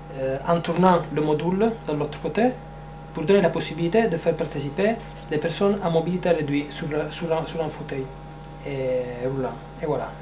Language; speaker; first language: French; non-native, fluent; Italian